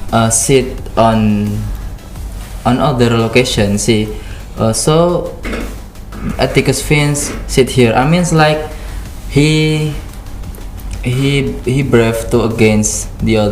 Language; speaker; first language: English; non-native, learner; Indonesian